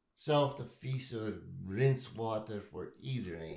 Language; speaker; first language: Dutch; non-native, learner; English